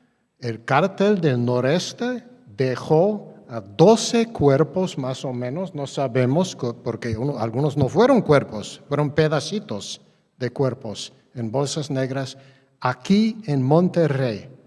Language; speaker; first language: Spanish; non-native, fluent; English